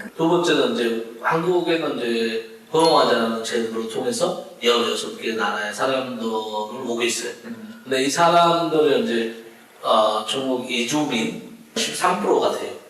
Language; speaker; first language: Korean; non-native, fluent; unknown